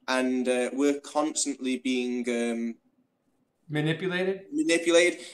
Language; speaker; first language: English; native; English